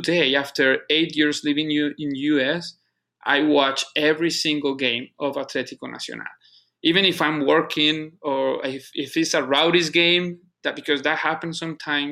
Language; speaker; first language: English; non-native, fluent; Spanish